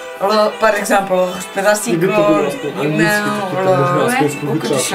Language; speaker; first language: French; non-native, learner; Czech